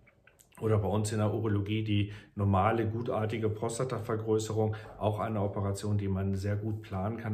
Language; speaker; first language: German; native; German